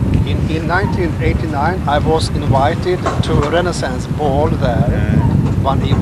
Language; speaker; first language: English; non-native, fluent; Swedish